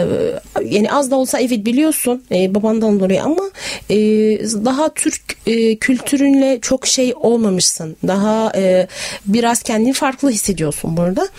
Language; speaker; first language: Turkish; non-native, fluent; Arabic